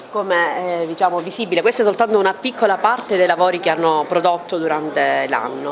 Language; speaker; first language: Italian; native; Italian